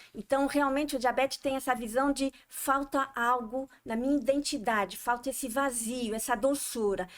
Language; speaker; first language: Portuguese; non-native, fluent; French